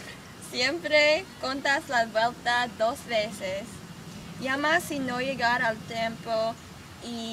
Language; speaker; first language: Spanish; non-native, learner; English